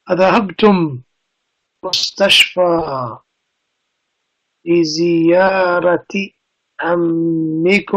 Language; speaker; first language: Arabic; non-native, fluent; English